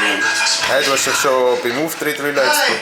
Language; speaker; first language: German; native; German